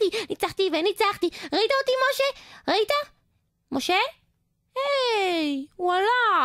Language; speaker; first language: Hebrew; native; Hebrew